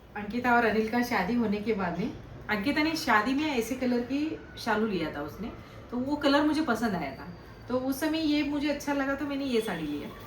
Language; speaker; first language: Hindi; non-native, local second language; Kannada